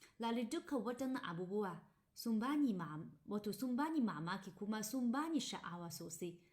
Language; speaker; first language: Hausa; non-native, fluent; Chinese